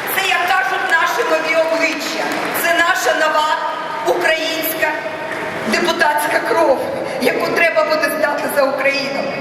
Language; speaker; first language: Ukrainian; non-native, local second language; Russian